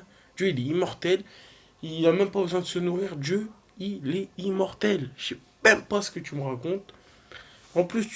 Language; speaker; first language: French; native; French